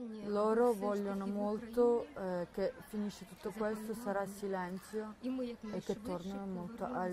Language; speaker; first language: Italian; non-native, fluent; Ukrainian